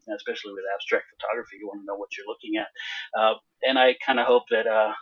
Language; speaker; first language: English; non-native, fluent; Hebrew